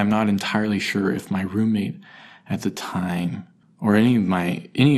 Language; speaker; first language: English; native; English